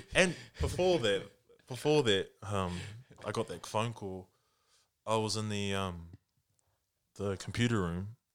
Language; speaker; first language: English; early bilingual, other home language; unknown